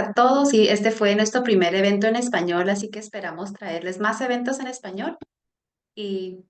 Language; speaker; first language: Spanish; early bilingual, heritage; Spanish